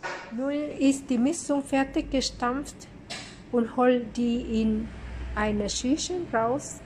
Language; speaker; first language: German; non-native, fluent; Vietnamese